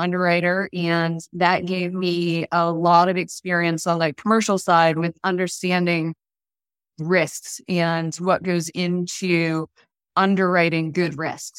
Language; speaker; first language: English; native; English